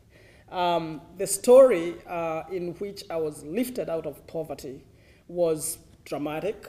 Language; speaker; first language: English; non-native, local second language; Kikuyu